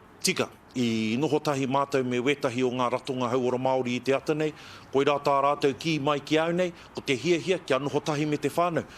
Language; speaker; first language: Māori; native; Māori